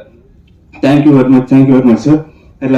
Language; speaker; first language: Tamil; non-native, learner; Telugu